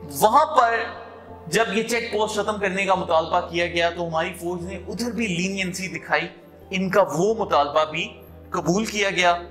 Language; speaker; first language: Urdu; non-native, local second language; Punjabi